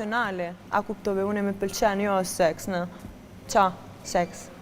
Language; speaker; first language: Albanian; early bilingual, heritage; Albanian